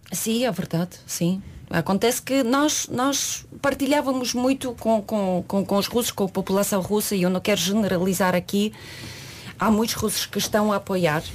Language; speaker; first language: Portuguese; non-native, fluent; Ukrainian